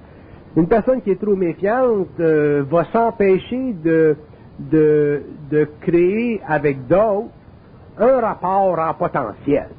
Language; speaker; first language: French; native; French